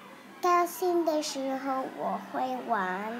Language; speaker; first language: Chinese; non-native, learner; English